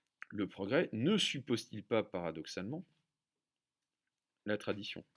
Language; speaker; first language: French; native; French